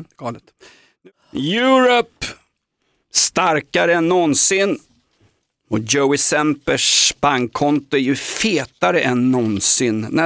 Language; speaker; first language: Swedish; native; Swedish